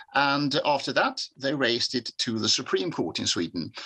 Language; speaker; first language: English; non-native, fluent; Swedish